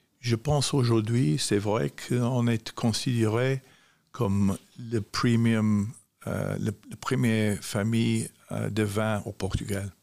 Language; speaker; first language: French; non-native, fluent; English